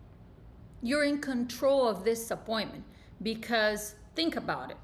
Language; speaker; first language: English; native; English